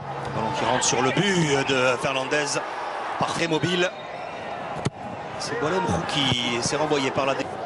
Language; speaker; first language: French; native; French